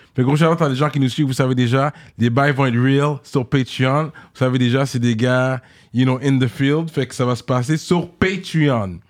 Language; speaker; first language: French; native; French